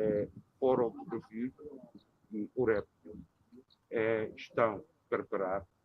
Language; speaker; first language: Portuguese; non-native, learner; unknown